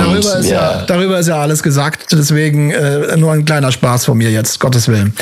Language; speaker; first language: German; native; German